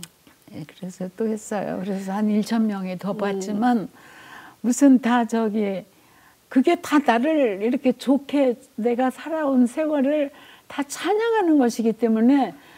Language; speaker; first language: Korean; native; Korean